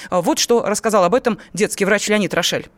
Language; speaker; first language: Russian; native; Russian